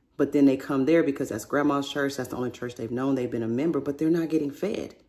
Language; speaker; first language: English; native; English